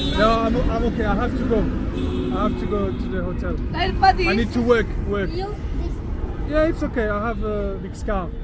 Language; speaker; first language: English; non-native, fluent; French